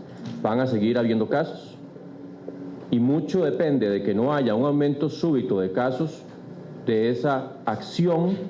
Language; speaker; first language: Spanish; native; Spanish